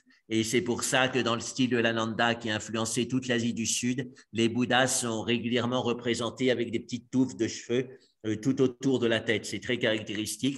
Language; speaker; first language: French; native; French